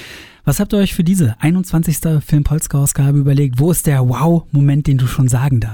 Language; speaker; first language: German; native; German